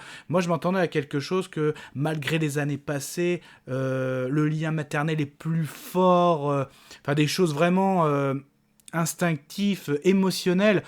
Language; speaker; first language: French; native; French